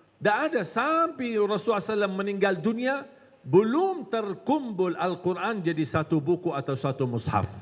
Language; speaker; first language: Malay; non-native, fluent; Arabic